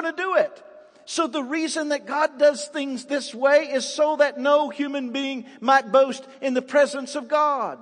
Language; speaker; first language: English; native; English